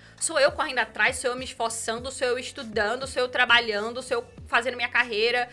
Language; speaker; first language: Portuguese; native; Portuguese